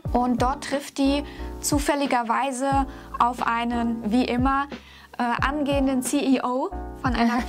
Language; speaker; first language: German; native; German